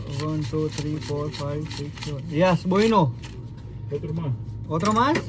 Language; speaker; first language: Spanish; non-native, learner; Gujarati